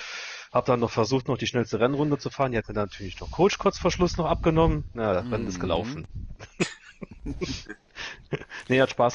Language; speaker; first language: German; native; German